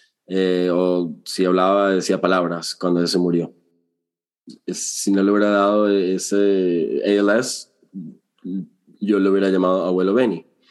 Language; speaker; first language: Spanish; early bilingual, heritage; Spanish